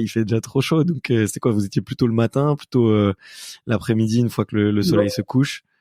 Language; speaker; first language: French; native; French